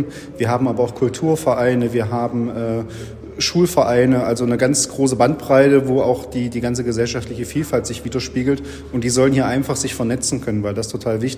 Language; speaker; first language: German; native; German